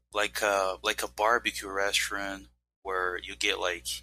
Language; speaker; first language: English; non-native, fluent; Portuguese